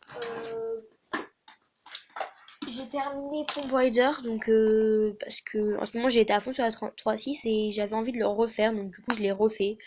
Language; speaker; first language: French; native; French